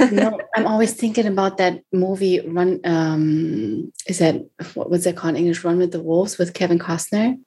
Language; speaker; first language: English; non-native, fluent; German